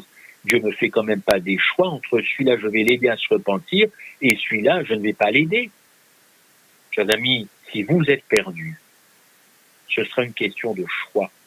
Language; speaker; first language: French; native; French